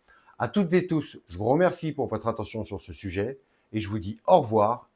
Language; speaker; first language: French; native; French